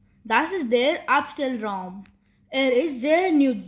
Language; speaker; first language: German; non-native, learner; Hindi